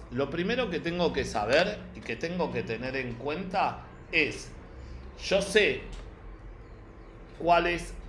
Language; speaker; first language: Spanish; native; Spanish